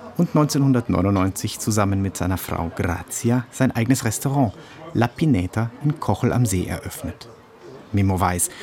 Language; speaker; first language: German; native; German